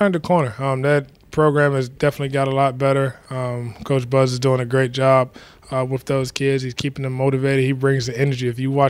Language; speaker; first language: English; native; English